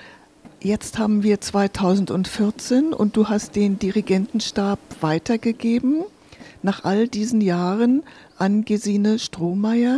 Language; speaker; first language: German; native; German